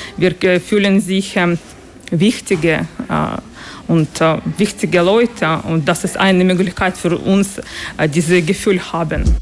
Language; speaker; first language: German; non-native, learner; Russian